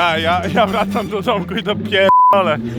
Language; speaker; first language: Polish; native; Polish